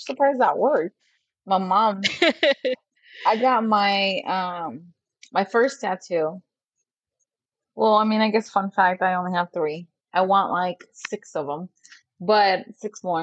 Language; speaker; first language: English; non-native, fluent; Spanish